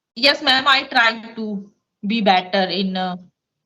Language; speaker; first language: English; non-native, local second language; Hindi